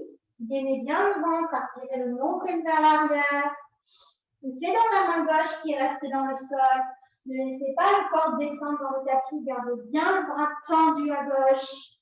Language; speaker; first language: French; native; French